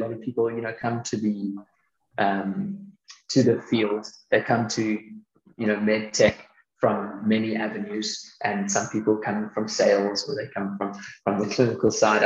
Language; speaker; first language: English; native; English